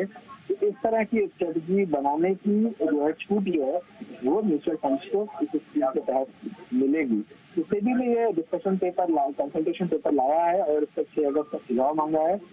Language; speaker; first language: Hindi; native; Hindi